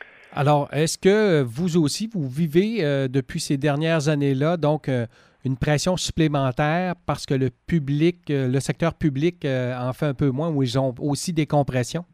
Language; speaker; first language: French; native; French